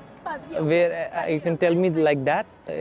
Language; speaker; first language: English; non-native, learner; Hindi